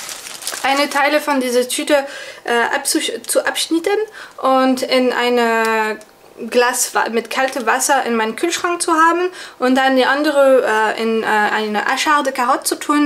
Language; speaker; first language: German; non-native, fluent; French